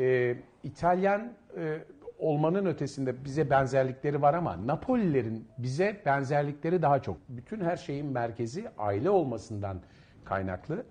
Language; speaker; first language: Turkish; native; Turkish